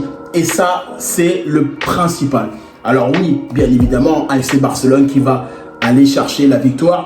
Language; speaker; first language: French; native; French